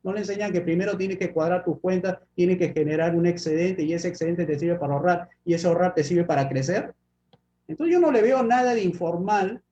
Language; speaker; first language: Spanish; native; Spanish